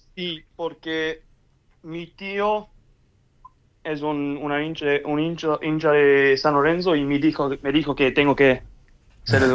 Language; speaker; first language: Spanish; early bilingual, heritage; English